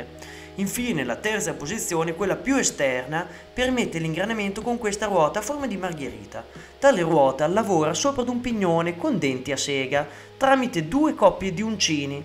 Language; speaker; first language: Italian; native; Italian